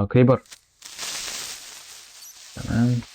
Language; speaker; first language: Arabic; native; Arabic